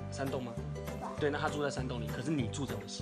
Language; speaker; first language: Chinese; non-native, fluent; Korean